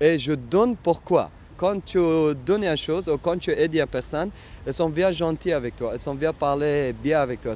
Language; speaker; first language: French; non-native, learner; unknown